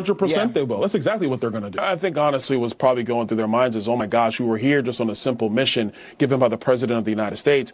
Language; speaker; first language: English; native; English